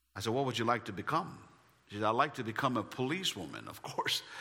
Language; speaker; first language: English; non-native, local second language; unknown